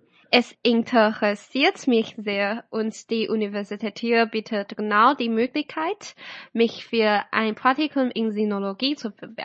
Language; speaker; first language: German; non-native, fluent; Chinese